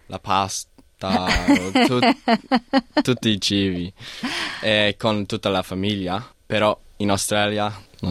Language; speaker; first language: Italian; non-native, learner; English